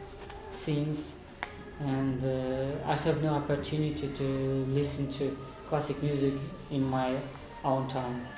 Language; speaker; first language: English; non-native, learner; Kazakh